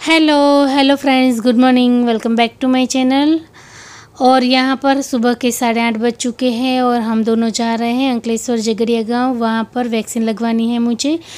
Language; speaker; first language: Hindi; non-native, local second language; Gujarati